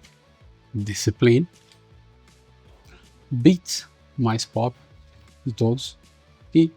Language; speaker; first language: Portuguese; native; Portuguese